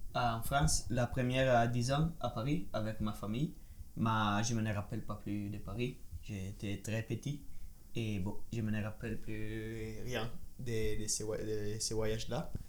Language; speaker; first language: French; non-native, learner; Italian